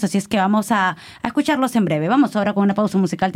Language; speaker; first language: Spanish; native; Spanish